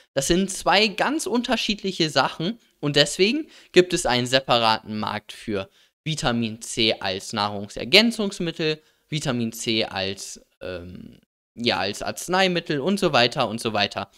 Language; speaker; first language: German; native; German